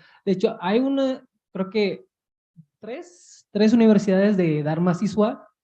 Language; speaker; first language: Spanish; early bilingual, heritage; Spanish